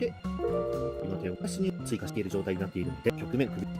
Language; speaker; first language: Japanese; native; Japanese